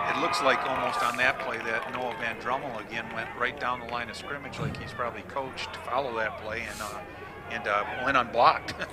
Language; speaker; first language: English; native; English